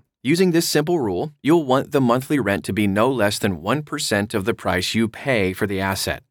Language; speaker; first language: English; native; English